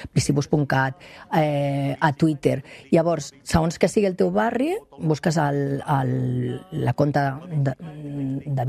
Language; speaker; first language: Catalan; native; Catalan